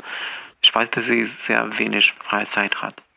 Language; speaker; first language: German; non-native, fluent; Belarusian